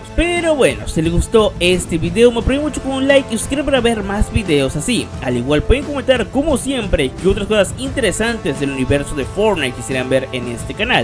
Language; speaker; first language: Spanish; native; Spanish